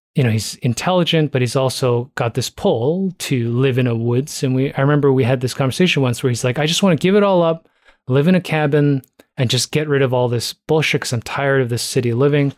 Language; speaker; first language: English; native; English